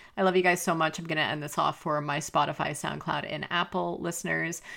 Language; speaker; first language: English; native; English